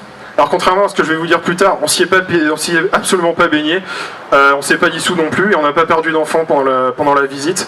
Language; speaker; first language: French; native; French